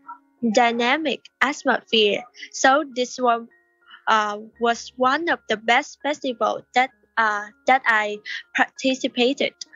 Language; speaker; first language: English; non-native, learner; Vietnamese